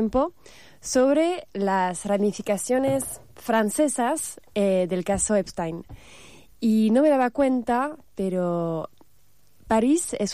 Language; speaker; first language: Spanish; non-native, fluent; French